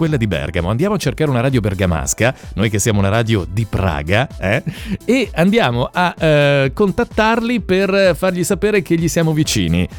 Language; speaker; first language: Italian; native; Italian